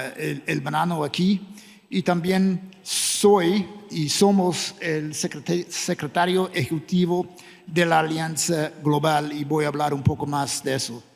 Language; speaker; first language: Spanish; non-native, fluent; English